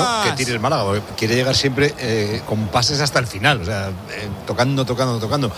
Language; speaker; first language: Spanish; native; Spanish